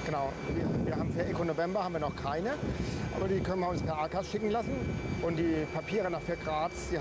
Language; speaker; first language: German; native; German